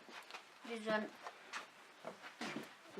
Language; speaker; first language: English; non-native, learner; Ladakhi